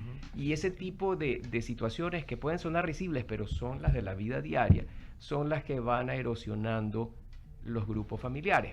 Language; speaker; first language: Spanish; native; Spanish